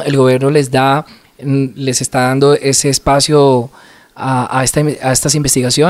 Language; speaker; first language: Spanish; native; Spanish